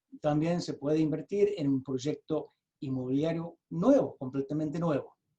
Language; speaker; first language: Spanish; early bilingual, heritage; Spanish